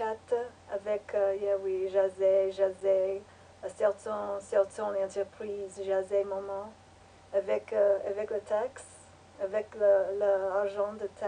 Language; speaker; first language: French; non-native, learner; English